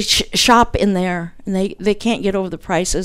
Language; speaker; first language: English; native; English